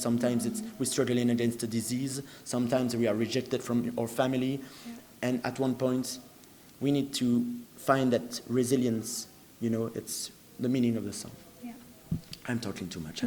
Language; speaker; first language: English; non-native, fluent; French